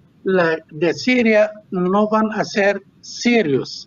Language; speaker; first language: Spanish; non-native, fluent; Arabic